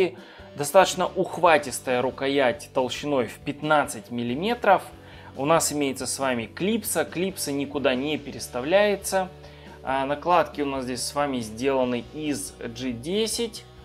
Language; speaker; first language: Russian; native; Russian